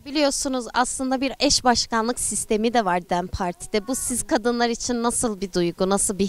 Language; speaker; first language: Turkish; native; Turkish